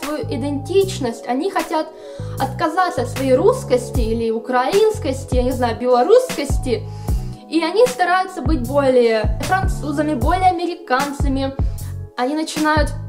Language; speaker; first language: Russian; native; Russian